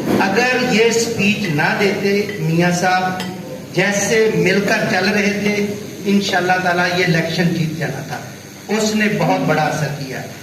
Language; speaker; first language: Urdu; non-native, local second language; Punjabi